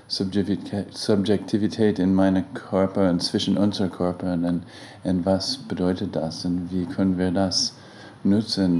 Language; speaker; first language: German; non-native, learner; English